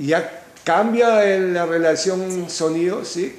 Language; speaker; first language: Spanish; native; Spanish